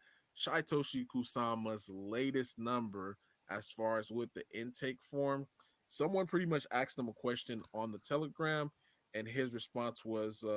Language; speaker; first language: English; native; English